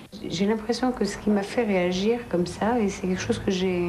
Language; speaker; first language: French; non-native, local second language; Arabic